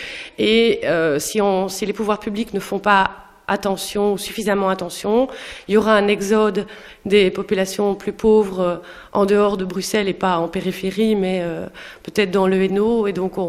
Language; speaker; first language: French; native; French